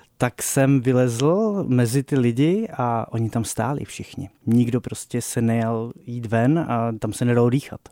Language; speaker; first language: Czech; native; Czech